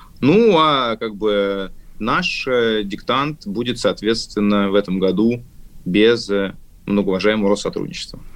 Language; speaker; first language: Russian; native; Russian